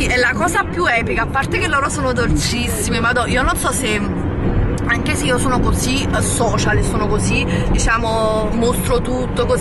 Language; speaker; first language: Italian; native; Italian